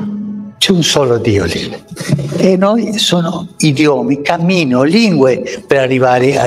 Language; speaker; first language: Italian; non-native, fluent; Spanish